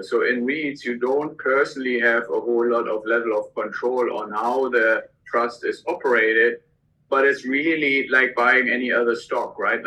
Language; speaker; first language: English; non-native, fluent; German